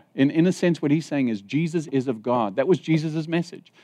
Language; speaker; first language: English; native; English